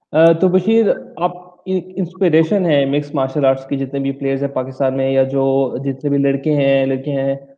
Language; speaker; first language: Urdu; native; Urdu